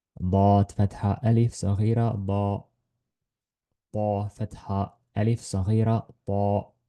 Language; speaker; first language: Arabic; non-native, fluent; Estonian